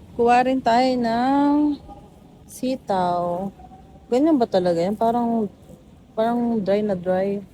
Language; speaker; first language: Filipino; native; Filipino